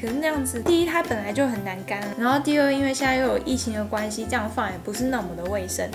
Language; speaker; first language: Chinese; native; Chinese